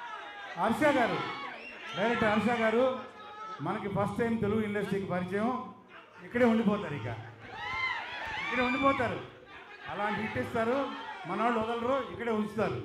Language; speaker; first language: Telugu; native; Telugu